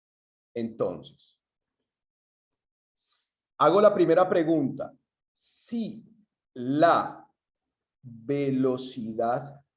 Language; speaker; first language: Spanish; native; Spanish